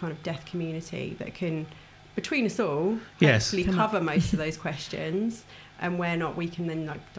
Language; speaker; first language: English; native; English